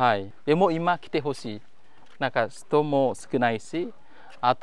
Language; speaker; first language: Japanese; non-native, fluent; Khmer